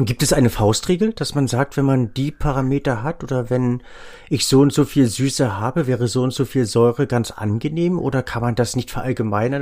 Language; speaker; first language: German; native; German